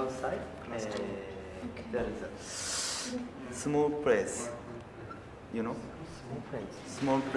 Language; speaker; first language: English; non-native, learner; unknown